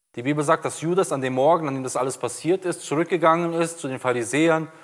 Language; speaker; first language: German; non-native, fluent; Portuguese